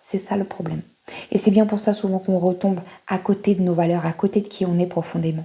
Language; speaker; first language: French; native; French